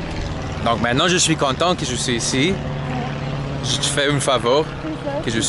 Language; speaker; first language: French; non-native, learner; English